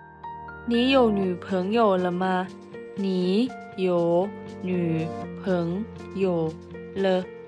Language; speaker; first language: Chinese; non-native, fluent; Lao